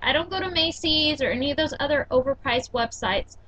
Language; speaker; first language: English; native; English